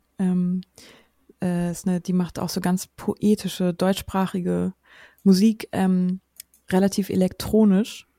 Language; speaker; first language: German; native; German